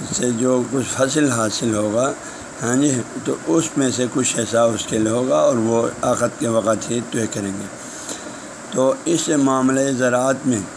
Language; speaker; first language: Urdu; non-native, local second language; Balti